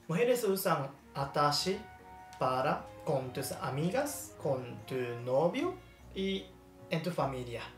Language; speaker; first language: Spanish; non-native, learner; Japanese